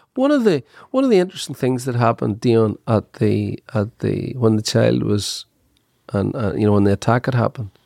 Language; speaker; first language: English; native; English